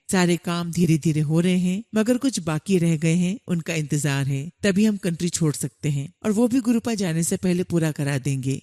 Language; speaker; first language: Hindi; native; Hindi